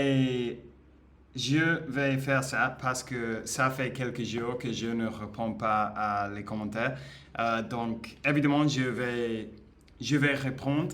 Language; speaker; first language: French; non-native, learner; English